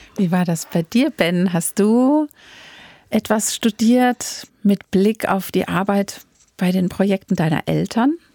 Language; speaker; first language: German; native; German